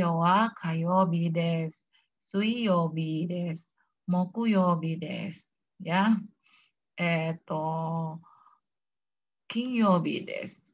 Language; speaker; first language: Japanese; non-native, fluent; Indonesian